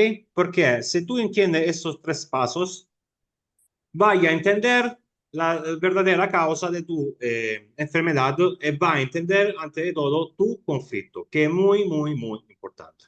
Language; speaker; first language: Spanish; non-native, fluent; Italian